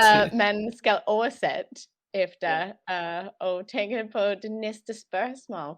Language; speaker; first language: Danish; non-native, learner; English